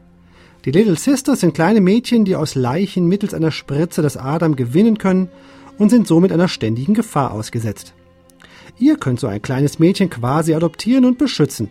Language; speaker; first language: German; native; German